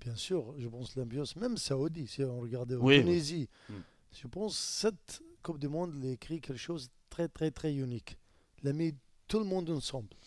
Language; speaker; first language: French; non-native, learner; Arabic